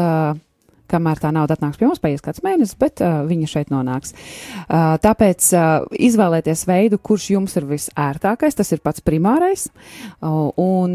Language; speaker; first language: Latvian; native; Latvian